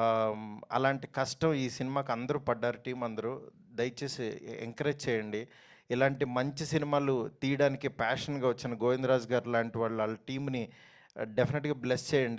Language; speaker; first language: Telugu; native; Telugu